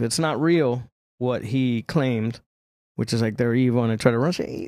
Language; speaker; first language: English; native; English